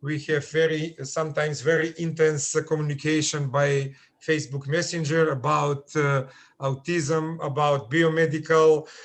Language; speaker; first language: English; non-native, fluent; Macedonian